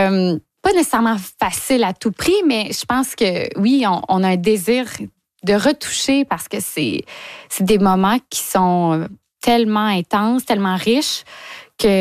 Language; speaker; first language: French; native; French